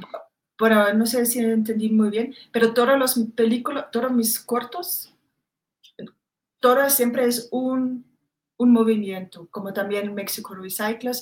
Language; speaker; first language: Spanish; non-native, fluent; German